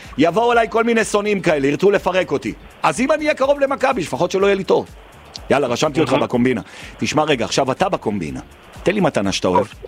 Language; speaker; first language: Hebrew; native; Hebrew